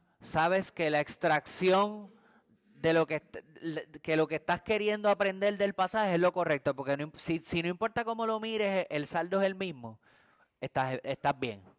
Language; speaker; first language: Spanish; native; Spanish